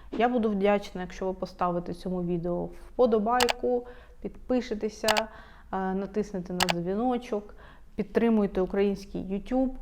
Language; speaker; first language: Ukrainian; non-native, local second language; Russian